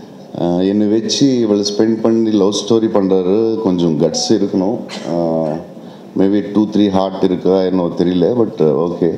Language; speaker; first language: Tamil; non-native, local second language; Telugu